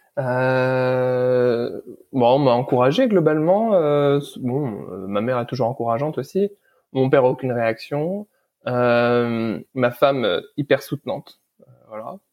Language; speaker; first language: French; early bilingual, other home language; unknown